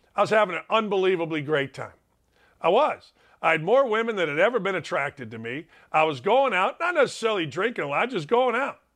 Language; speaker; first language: English; early bilingual, other home language; Serbian